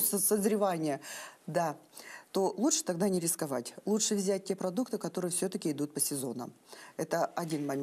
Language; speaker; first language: Russian; native; Russian